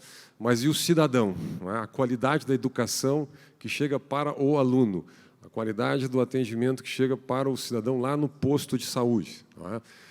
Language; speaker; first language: Portuguese; native; Portuguese